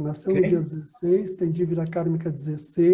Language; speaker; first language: Portuguese; native; Portuguese